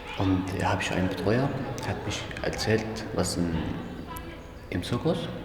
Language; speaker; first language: German; non-native, learner; Arabic